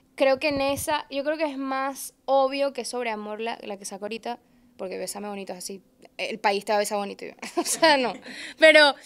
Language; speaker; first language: Spanish; native; Spanish